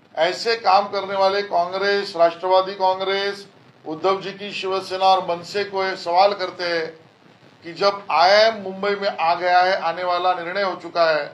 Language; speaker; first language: Hindi; non-native, local second language; Marathi